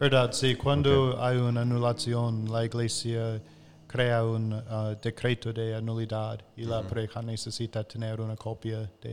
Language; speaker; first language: Spanish; non-native, fluent; English